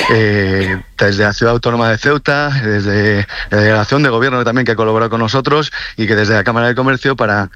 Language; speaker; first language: Spanish; non-native, local second language; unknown